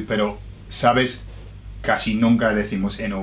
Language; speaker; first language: Spanish; non-native, fluent; English